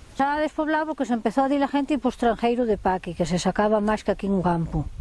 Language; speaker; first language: Galician; native; Galician